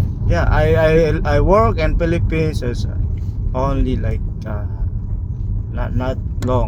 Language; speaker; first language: English; non-native, learner; Nepali